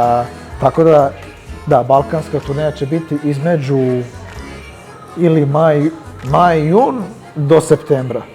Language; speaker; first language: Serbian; early bilingual, heritage; Serbian